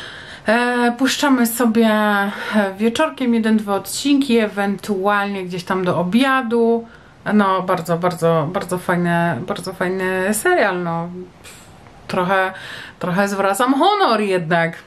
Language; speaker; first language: Polish; native; Polish